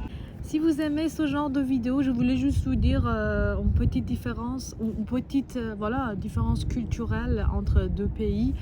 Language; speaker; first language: French; non-native, fluent; Persian